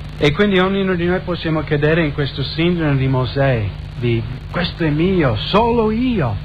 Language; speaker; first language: Italian; non-native, fluent; English